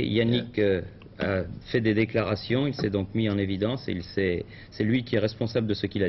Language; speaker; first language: French; native; French